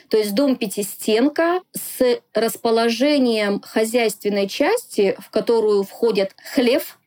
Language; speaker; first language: Russian; non-native, local second language; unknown